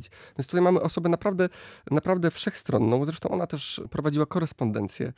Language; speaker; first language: Polish; native; Polish